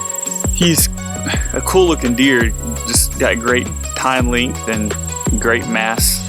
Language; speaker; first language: English; native; English